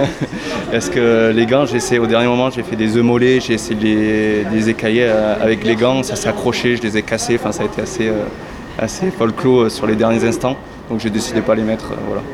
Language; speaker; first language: French; native; French